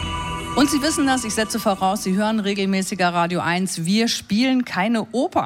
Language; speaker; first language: German; native; German